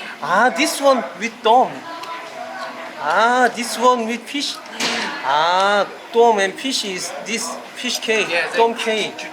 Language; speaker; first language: English; non-native, learner; Korean